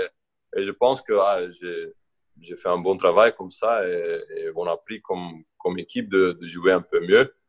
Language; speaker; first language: French; non-native, local second language; Dutch